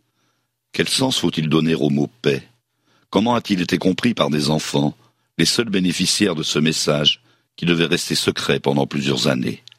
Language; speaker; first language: French; native; French